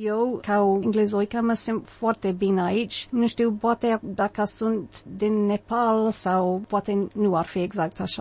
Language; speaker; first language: Romanian; non-native, fluent; English